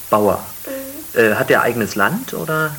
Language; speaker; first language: German; native; German